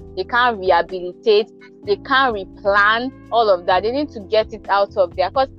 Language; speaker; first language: English; non-native, local second language; Yoruba